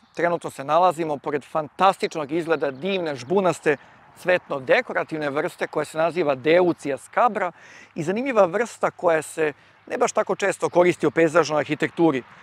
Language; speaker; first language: Croatian; native; Croatian